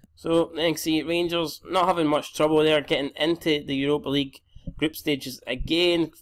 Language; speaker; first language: English; native; English